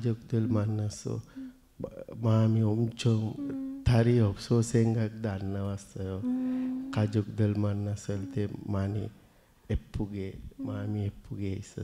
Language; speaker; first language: Korean; non-native, learner; Sinhala